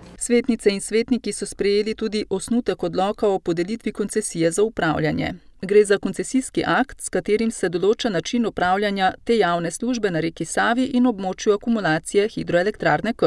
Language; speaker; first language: Slovenian; native; Slovenian